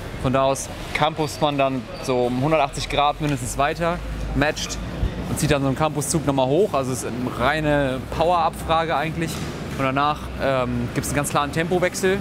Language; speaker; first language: German; native; German